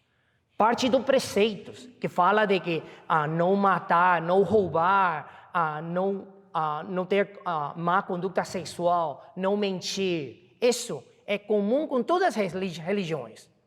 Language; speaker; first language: Portuguese; non-native, fluent; Chinese